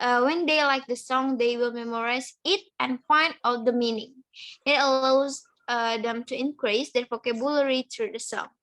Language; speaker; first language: English; non-native, learner; Indonesian